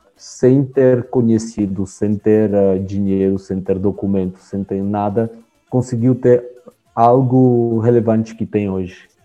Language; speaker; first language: Portuguese; non-native, fluent; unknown